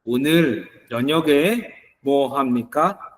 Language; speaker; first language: Korean; non-native, fluent; Filipino